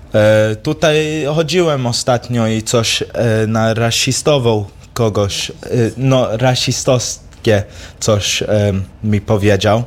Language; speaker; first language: Polish; early bilingual, heritage; English